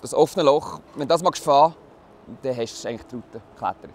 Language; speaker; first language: German; native; German